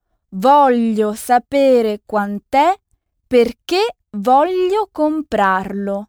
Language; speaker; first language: Italian; non-native, fluent; French